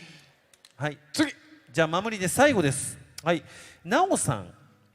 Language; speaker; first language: Japanese; native; Japanese